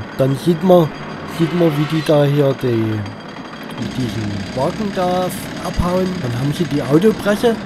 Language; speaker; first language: German; native; German